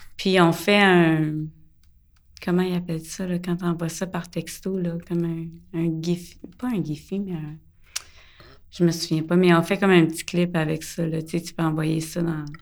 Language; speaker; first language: French; early bilingual, other home language; English